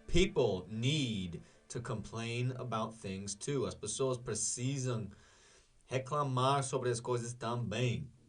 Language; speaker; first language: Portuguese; non-native, learner; English